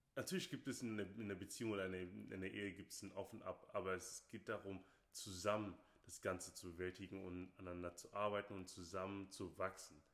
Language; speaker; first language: German; non-native, fluent; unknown